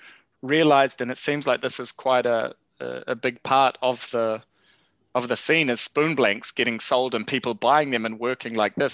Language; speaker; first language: English; native; English